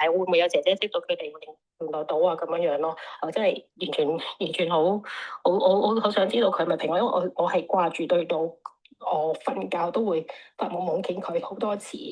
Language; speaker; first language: Cantonese; native; Cantonese